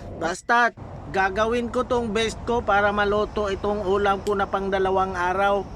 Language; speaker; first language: Filipino; non-native, local second language; Cebuano